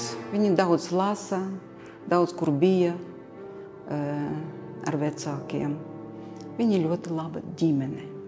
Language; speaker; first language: Latvian; non-native, local second language; Russian